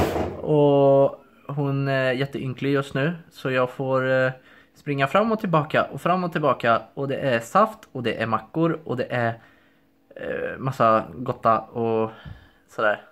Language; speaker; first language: Swedish; native; Swedish